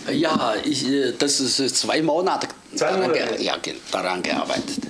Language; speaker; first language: German; non-native, learner; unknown